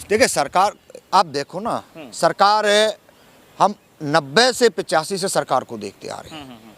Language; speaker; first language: Hindi; native; Hindi